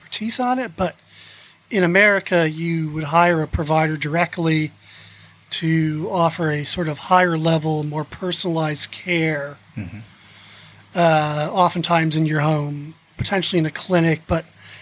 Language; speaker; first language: English; native; English